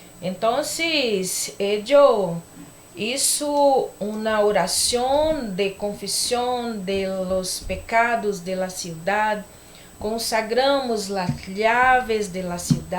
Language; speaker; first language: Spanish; non-native, learner; Portuguese